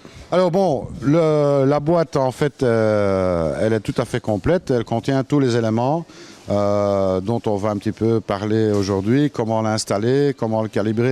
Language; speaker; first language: French; native; French